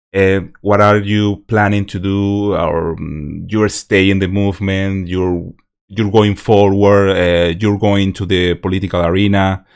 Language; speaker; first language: English; non-native, learner; Spanish